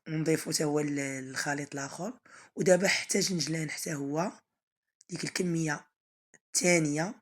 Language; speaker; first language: Arabic; native; Arabic